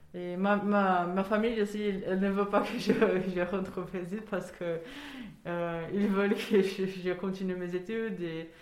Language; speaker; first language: French; non-native, fluent; Portuguese